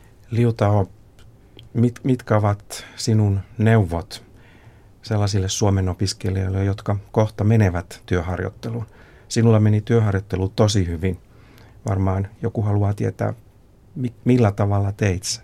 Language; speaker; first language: Finnish; native; Finnish